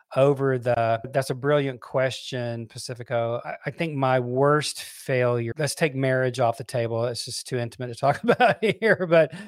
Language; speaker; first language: English; native; English